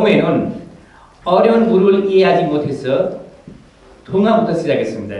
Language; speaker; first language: Korean; non-native, fluent; Nepali